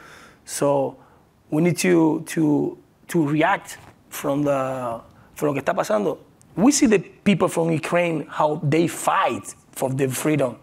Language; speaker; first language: English; non-native, learner; Spanish